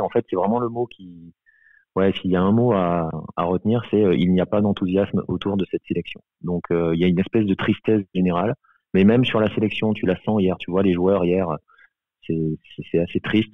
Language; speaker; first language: French; native; French